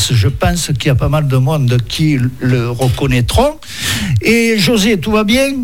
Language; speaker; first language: French; native; French